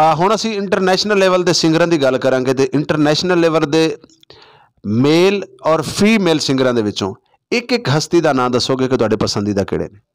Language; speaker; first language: Punjabi; non-native, local second language; Saraiki